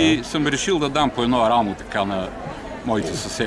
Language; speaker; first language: Bulgarian; native; Bulgarian